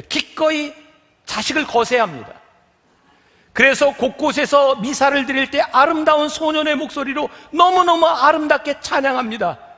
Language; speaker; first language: Korean; native; Korean